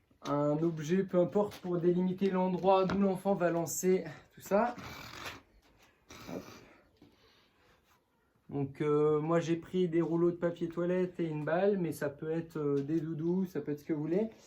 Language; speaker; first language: French; native; French